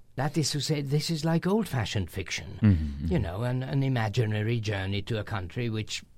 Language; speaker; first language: English; non-native, fluent; Hungarian